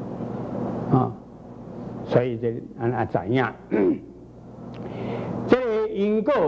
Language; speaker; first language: Chinese; native; Chinese